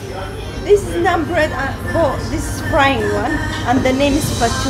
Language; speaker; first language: English; non-native, learner; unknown